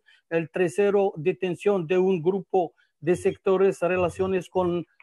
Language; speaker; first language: Spanish; non-native, fluent; Arabic